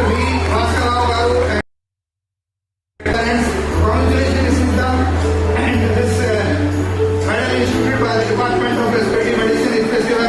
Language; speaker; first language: English; non-native, local second language; Telugu